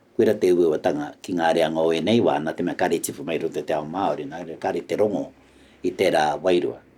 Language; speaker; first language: Māori; native; Māori